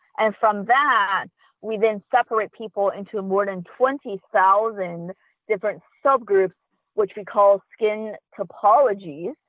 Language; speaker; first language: English; early bilingual, other home language; Chinese